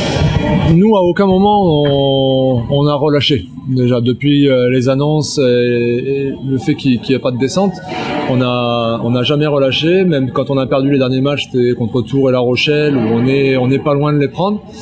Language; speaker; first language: French; native; French